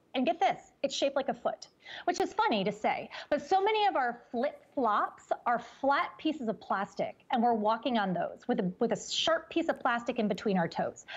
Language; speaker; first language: English; native; English